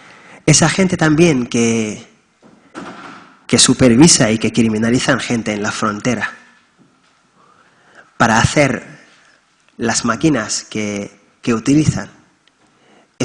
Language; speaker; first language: Spanish; non-native, fluent; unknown